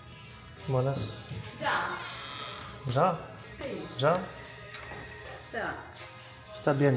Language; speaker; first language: Spanish; non-native, learner; French